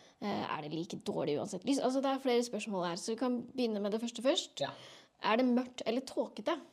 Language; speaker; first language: Norwegian; native; Norwegian